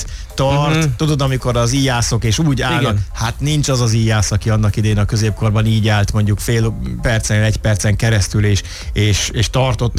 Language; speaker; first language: Hungarian; native; Hungarian